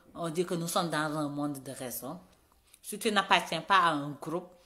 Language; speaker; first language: French; non-native, local second language; Wolof